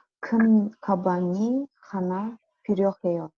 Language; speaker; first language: Korean; non-native, learner; Kazakh